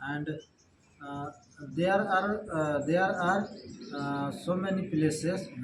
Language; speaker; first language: English; non-native, learner; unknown